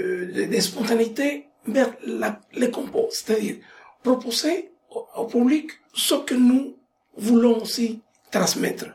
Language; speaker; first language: French; non-native, fluent; Spanish